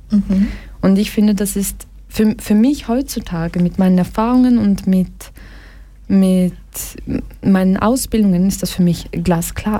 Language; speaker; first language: German; early bilingual, other home language; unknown